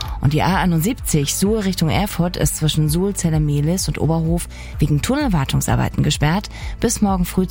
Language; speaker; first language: German; native; German